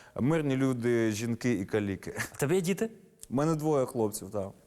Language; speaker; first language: Ukrainian; native; Ukrainian